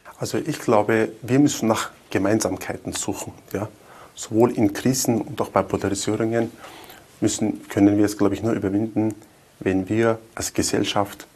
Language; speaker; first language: German; native; German